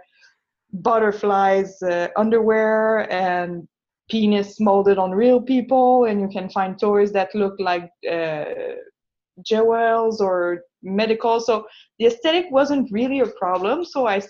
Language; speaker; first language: English; non-native, fluent; French